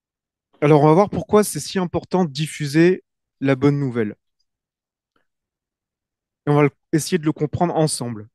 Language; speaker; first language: French; native; French